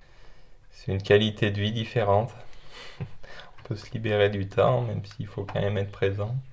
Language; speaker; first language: French; native; French